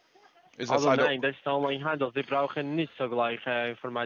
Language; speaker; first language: German; non-native, learner; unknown